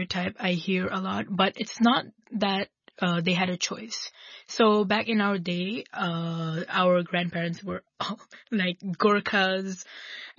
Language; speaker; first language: English; non-native, local second language; Nepali